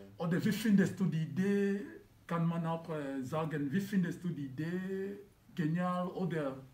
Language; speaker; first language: German; non-native, learner; Lingala